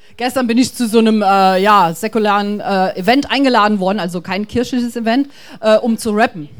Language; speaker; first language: German; native; German